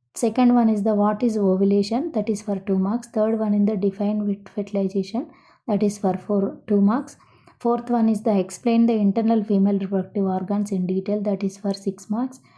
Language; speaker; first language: English; non-native, local second language; Telugu